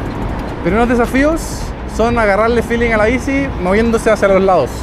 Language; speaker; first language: Spanish; native; Spanish